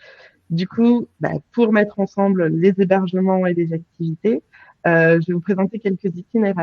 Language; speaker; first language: French; native; French